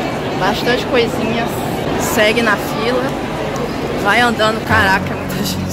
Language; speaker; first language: Portuguese; native; Portuguese